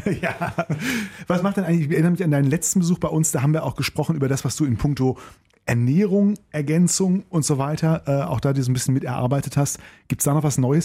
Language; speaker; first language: German; native; German